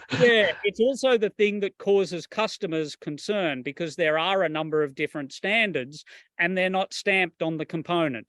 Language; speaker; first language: English; native; English